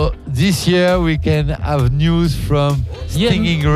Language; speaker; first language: English; non-native, learner; French